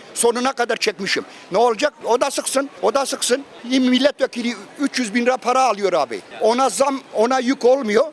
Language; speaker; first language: Turkish; native; Turkish